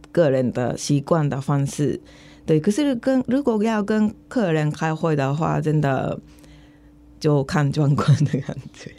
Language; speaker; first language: Chinese; non-native, fluent; Japanese